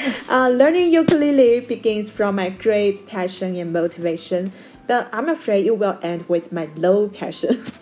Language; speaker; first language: English; non-native, fluent; Chinese